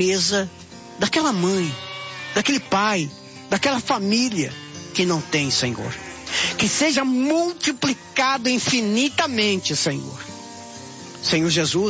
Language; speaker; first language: Portuguese; native; Portuguese